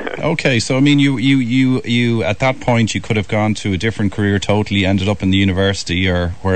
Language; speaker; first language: English; native; English